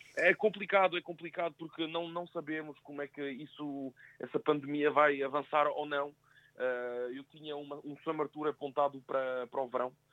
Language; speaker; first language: Portuguese; early bilingual, heritage; Portuguese